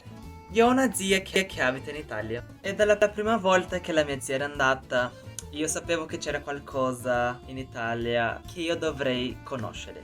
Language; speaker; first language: Italian; non-native, learner; Portuguese